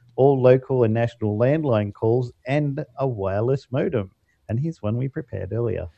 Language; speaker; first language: English; native; English